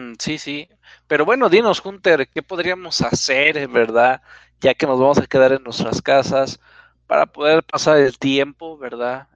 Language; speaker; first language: Spanish; native; Spanish